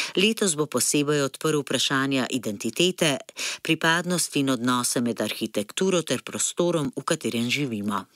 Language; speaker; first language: Slovenian; native; Slovenian